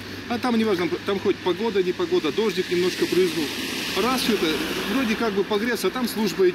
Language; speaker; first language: Russian; native; Russian